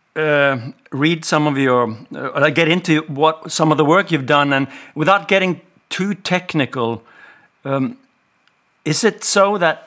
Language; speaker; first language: English; non-native, fluent; Norwegian